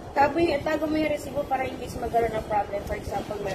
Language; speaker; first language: Filipino; native; Filipino